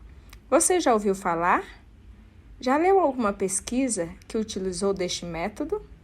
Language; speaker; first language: Portuguese; native; Portuguese